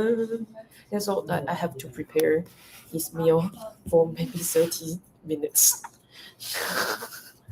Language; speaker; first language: English; non-native, learner; Chinese